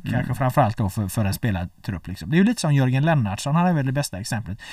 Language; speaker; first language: Swedish; native; Swedish